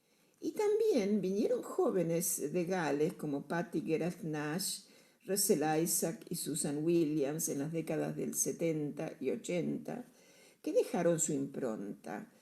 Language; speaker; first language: Spanish; native; Spanish